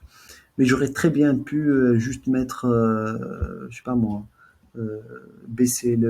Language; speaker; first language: French; native; French